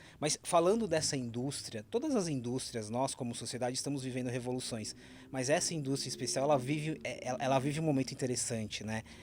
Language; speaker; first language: Portuguese; native; Portuguese